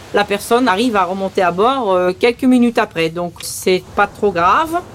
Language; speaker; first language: French; early bilingual, other home language; Dutch